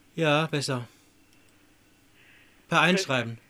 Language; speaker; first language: German; native; German